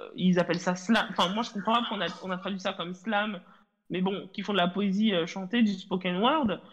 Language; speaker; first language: French; native; French